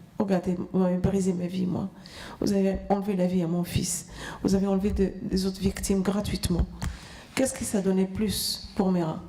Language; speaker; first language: French; non-native, fluent; Arabic